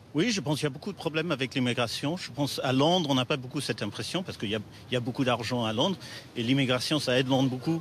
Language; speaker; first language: French; non-native, fluent; English